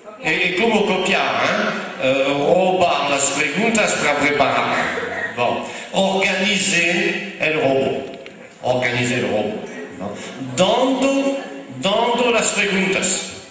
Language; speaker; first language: Spanish; non-native, fluent; French